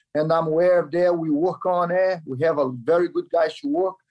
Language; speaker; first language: English; non-native, learner; Kyrgyz